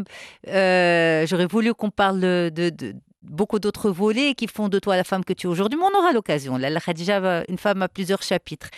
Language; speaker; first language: French; non-native, local second language; Arabic